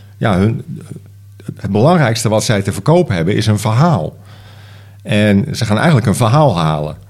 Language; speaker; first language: Dutch; native; Dutch